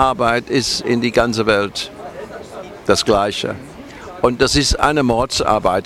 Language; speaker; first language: German; non-native, fluent; English